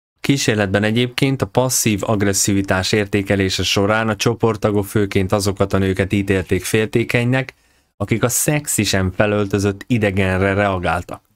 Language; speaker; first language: Hungarian; native; Hungarian